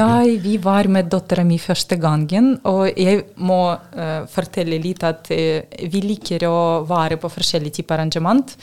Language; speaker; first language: Norwegian; non-native, learner; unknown